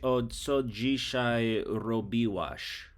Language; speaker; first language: Polish; non-native, learner; English